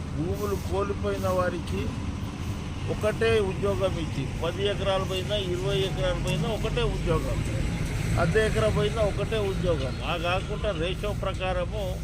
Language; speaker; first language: Telugu; non-native, local second language; Lambadi